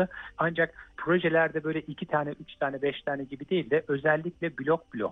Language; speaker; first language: Turkish; native; Turkish